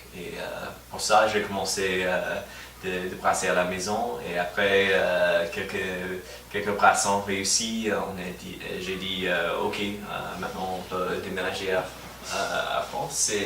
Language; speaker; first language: French; non-native, fluent; English